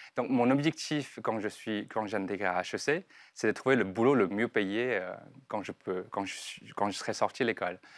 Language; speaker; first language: French; non-native, fluent; Chinese